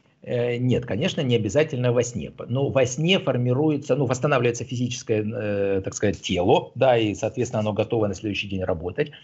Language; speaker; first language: Russian; native; Russian